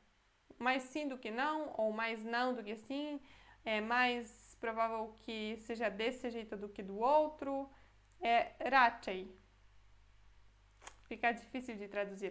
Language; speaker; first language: Portuguese; non-native, fluent; Polish